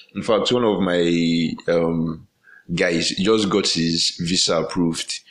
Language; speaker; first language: English; non-native, local second language; Yoruba